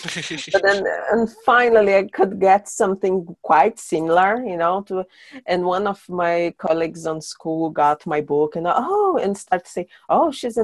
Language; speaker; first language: English; non-native, fluent; Portuguese